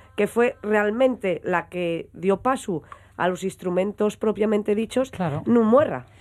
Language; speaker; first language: Spanish; native; Spanish